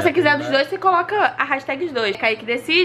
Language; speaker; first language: Portuguese; native; Portuguese